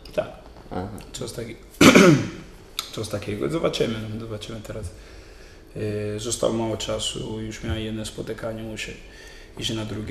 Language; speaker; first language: Polish; non-native, learner; Italian